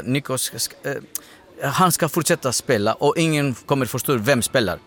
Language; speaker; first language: Swedish; non-native, fluent; Greek